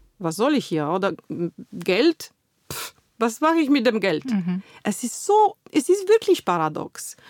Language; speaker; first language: German; non-native, fluent; Romanian